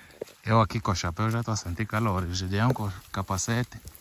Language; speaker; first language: Portuguese; native; Portuguese